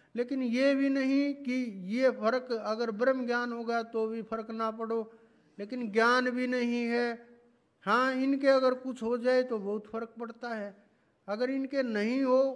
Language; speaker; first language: Hindi; native; Hindi